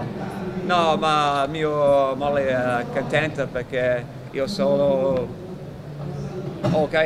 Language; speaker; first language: Italian; non-native, learner; English